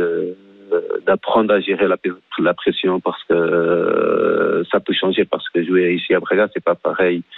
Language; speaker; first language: French; non-native, fluent; Portuguese